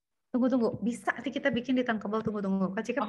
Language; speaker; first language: Indonesian; native; Indonesian